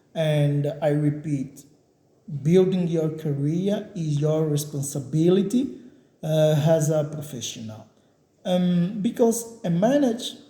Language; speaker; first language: English; non-native, learner; Portuguese